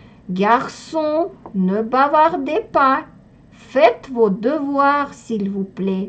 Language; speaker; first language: French; non-native, fluent; Russian